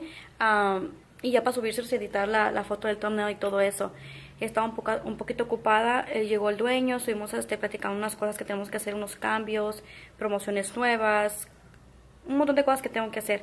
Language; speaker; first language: Spanish; early bilingual, heritage; Spanish